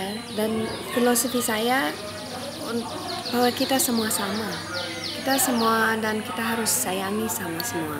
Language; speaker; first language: Indonesian; non-native, fluent; English